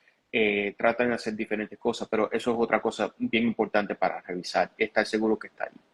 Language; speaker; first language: Spanish; early bilingual, heritage; Spanish